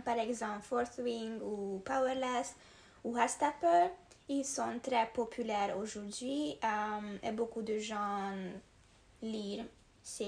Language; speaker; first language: French; non-native, learner; Hungarian